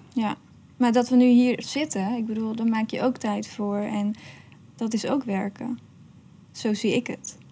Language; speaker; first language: Dutch; early bilingual, other home language; Persian